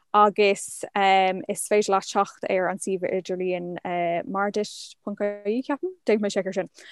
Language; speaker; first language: Irish; non-native, local second language; English